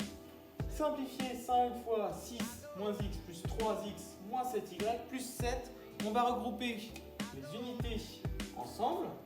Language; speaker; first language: French; native; French